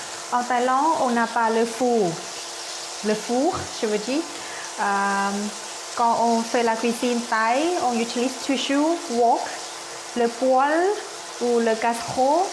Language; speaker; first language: French; non-native, learner; Thai